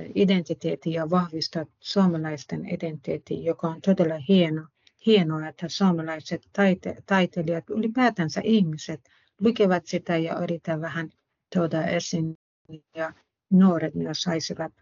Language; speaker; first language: Finnish; non-native, fluent; Persian